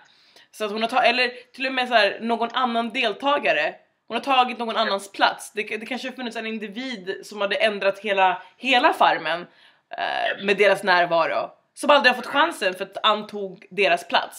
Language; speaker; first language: Swedish; native; Swedish